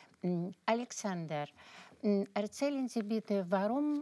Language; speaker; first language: German; non-native, fluent; Russian